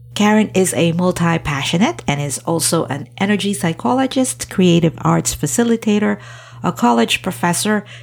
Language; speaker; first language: English; native; English